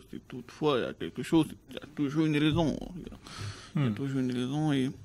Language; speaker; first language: French; native; French